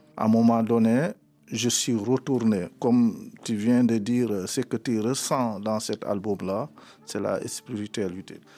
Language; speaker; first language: French; non-native, local second language; Mandingo